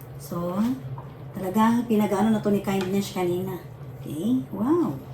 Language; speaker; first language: Filipino; non-native, local second language; Hiligaynon